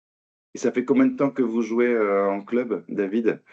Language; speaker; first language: French; native; French